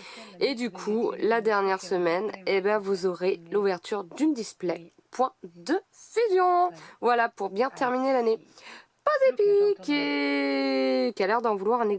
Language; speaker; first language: French; native; French